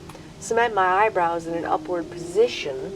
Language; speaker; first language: English; native; English